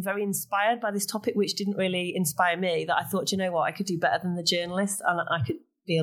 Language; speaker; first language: English; native; English